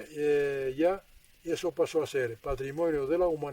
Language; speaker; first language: Spanish; native; Spanish